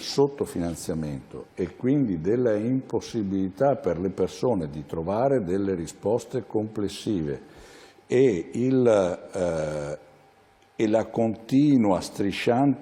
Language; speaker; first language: Italian; native; Italian